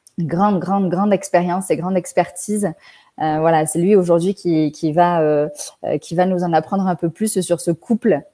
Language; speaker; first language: French; native; French